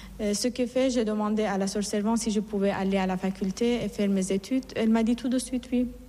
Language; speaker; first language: French; non-native, fluent; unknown